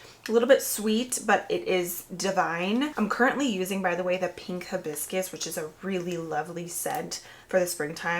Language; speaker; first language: English; native; English